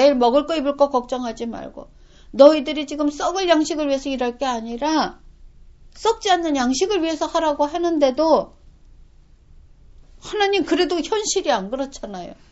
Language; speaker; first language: Korean; native; Korean